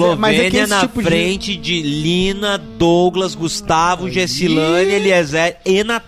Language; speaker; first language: Portuguese; native; Portuguese